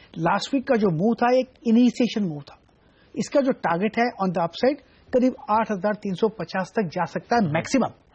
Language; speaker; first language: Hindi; non-native, local second language; Gujarati